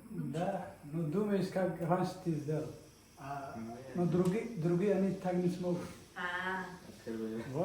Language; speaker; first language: Russian; non-native, learner; Somali